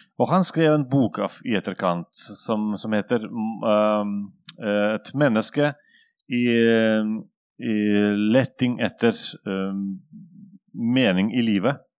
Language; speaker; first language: Norwegian; non-native, fluent; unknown